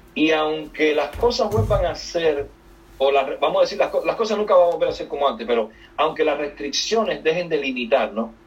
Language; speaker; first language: Spanish; native; Spanish